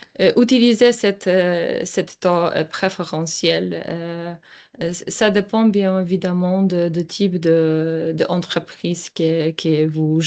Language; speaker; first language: French; non-native, learner; Polish